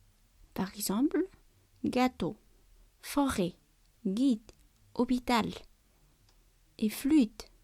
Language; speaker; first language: French; non-native, learner; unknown